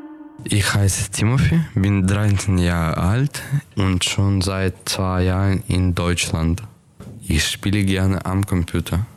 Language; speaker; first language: German; non-native, learner; Ukrainian